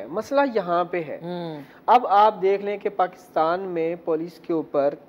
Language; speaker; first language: Urdu; native; Urdu